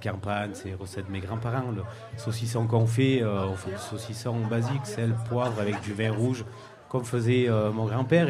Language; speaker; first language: French; native; French